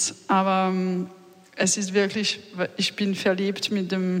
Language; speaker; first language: German; non-native, learner; French